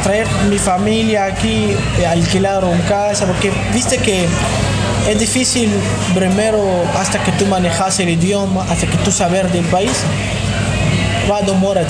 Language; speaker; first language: Spanish; non-native, learner; Arabic